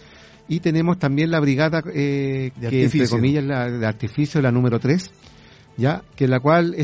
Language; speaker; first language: Spanish; native; Spanish